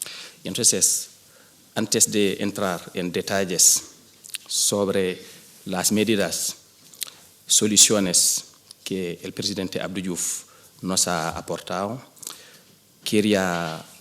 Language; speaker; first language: Spanish; non-native, fluent; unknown